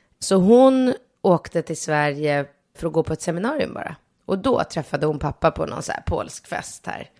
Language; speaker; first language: Swedish; early bilingual, other home language; Polish